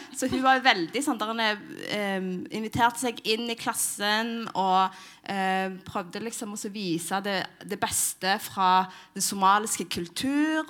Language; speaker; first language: Norwegian; early bilingual, other home language; Somali